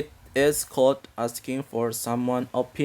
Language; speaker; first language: English; non-native, fluent; Indonesian